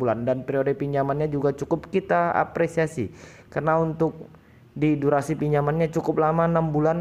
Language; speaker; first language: Indonesian; native; Indonesian